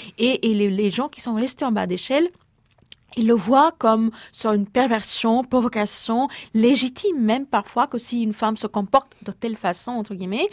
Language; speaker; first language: French; non-native, fluent; Bangla